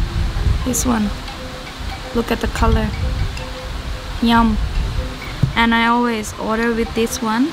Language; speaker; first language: English; non-native, learner; Thai